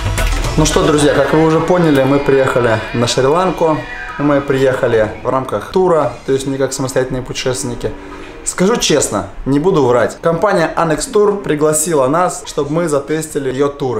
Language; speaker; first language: Russian; native; Russian